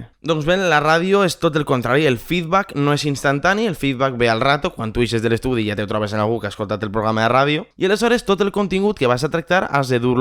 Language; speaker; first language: Catalan; native; Catalan